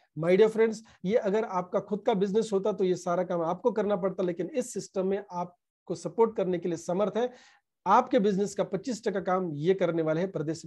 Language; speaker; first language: Hindi; non-native, local second language; Marathi